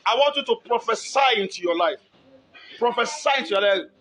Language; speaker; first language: English; non-native, local second language; Yoruba